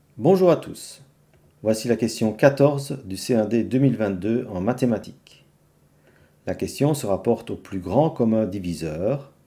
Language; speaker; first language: French; native; French